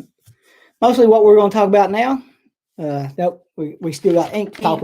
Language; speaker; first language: English; native; English